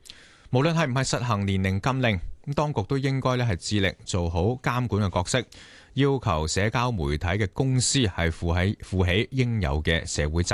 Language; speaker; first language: Cantonese; native; Cantonese